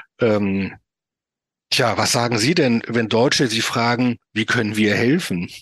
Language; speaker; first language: German; native; German